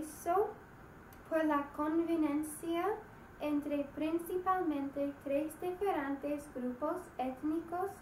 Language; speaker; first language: Spanish; non-native, learner; English